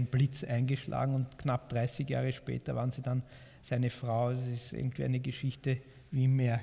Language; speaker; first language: German; native; German